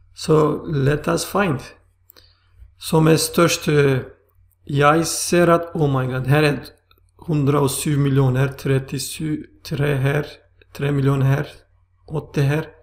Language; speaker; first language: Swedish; non-native, fluent; Turkish